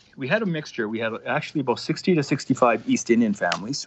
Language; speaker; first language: English; non-native, fluent; Punjabi